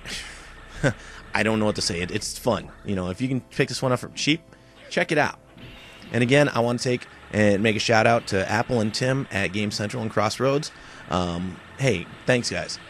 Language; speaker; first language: English; native; English